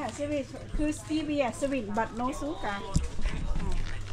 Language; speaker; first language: English; non-native, learner; Thai